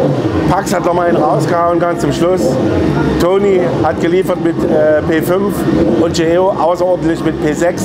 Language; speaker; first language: German; native; German